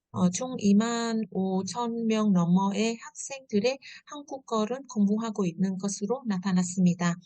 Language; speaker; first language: Korean; non-native, fluent; Vietnamese